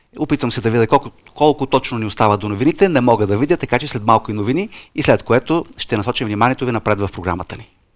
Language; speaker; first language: Bulgarian; native; Bulgarian